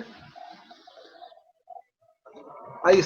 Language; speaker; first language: Spanish; native; Spanish